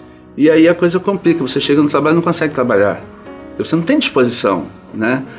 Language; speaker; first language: Portuguese; native; Portuguese